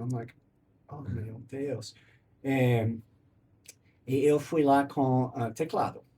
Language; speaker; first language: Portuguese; non-native, learner; English